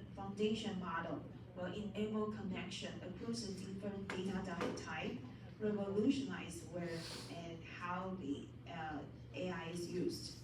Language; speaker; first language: English; non-native, fluent; Chinese